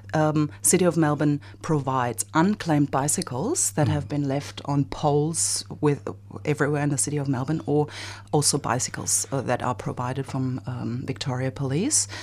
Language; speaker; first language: English; non-native, fluent; German